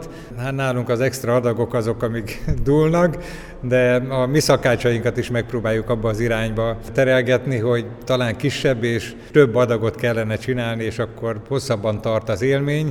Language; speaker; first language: Hungarian; native; Hungarian